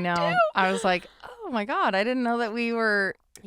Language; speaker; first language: English; native; English